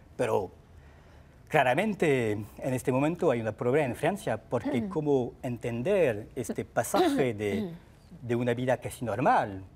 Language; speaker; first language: Spanish; non-native, fluent; French